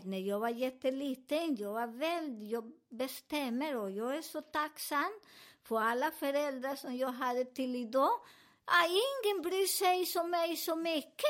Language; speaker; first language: Swedish; non-native, learner; Spanish